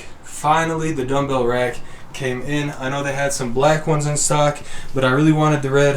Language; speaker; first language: English; native; English